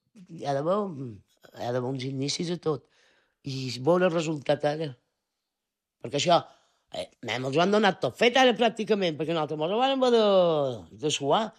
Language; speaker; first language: Catalan; native; Catalan